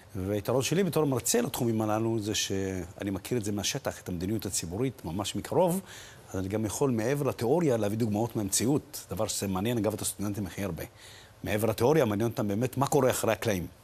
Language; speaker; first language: Hebrew; early bilingual, other home language; Arabic